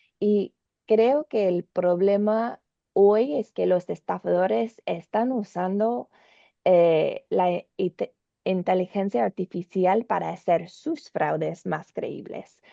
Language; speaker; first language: Spanish; non-native, learner; English